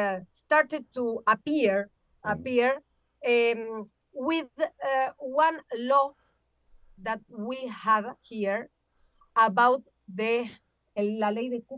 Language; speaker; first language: English; non-native, learner; Spanish